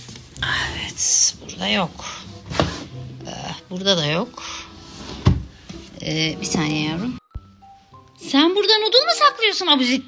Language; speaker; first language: Turkish; native; Turkish